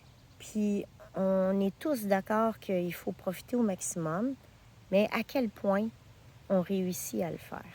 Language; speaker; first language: French; native; French